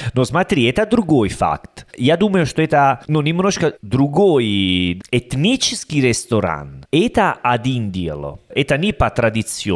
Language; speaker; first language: Russian; non-native, learner; Italian